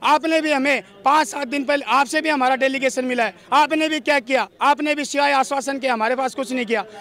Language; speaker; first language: Hindi; native; Hindi